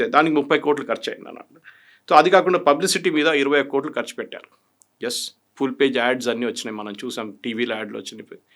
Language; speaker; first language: Telugu; non-native, fluent; Malayalam